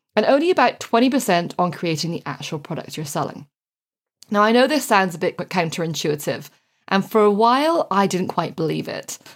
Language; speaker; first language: English; native; English